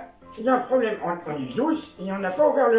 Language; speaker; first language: French; native; French